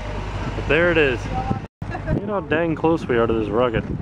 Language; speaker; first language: English; native; English